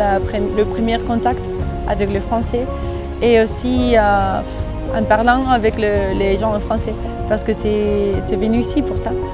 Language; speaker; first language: French; non-native, learner; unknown